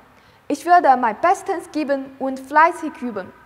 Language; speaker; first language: German; non-native, learner; Chinese